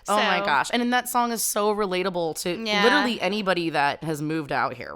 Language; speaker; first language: English; native; English